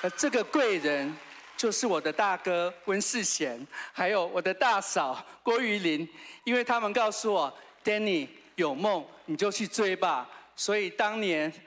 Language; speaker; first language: Chinese; native; Chinese